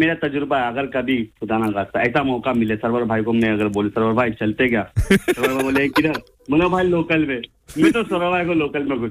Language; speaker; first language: Hindi; native; Hindi